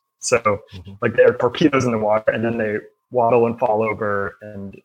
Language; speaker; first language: English; native; English